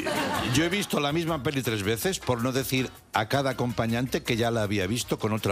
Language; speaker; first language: Spanish; native; Spanish